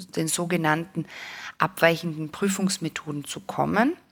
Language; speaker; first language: German; native; German